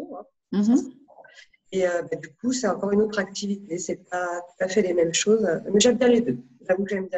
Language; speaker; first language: French; native; French